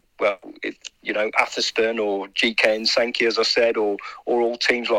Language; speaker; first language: English; native; English